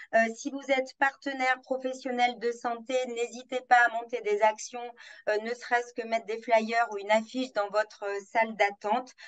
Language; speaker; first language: French; native; French